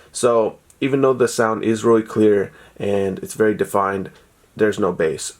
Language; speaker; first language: English; native; English